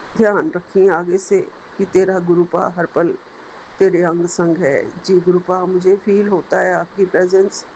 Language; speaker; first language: Hindi; native; Hindi